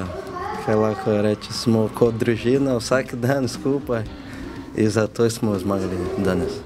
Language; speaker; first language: Slovenian; non-native, learner; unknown